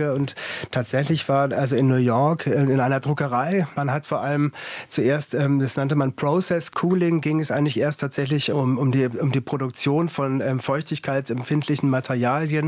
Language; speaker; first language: German; native; German